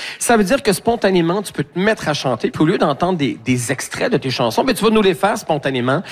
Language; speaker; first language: French; native; French